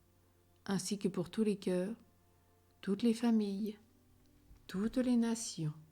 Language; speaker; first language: French; native; French